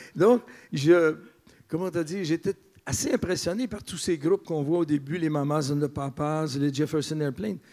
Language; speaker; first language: French; native; French